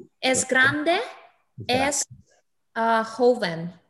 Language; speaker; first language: Spanish; non-native, learner; English